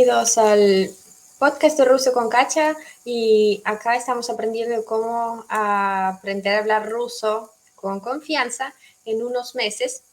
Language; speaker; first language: Spanish; non-native, fluent; Russian